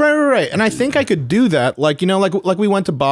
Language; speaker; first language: English; native; English